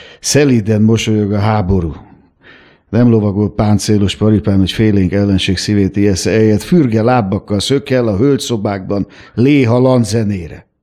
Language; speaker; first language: Hungarian; native; Hungarian